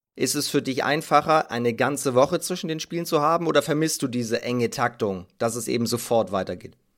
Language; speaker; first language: German; native; German